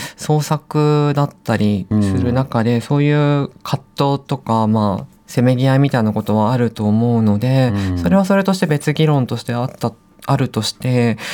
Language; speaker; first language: Japanese; native; Japanese